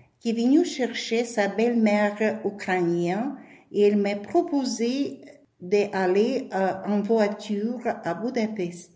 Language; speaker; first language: French; non-native, learner; Ukrainian